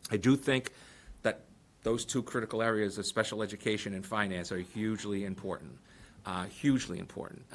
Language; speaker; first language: English; early bilingual, other home language; Portuguese